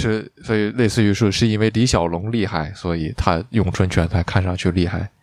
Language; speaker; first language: Chinese; native; Chinese